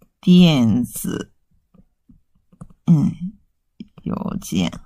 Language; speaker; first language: Chinese; non-native, fluent; Japanese